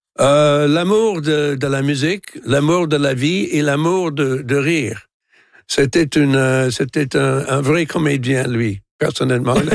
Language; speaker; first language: French; non-native, local second language; English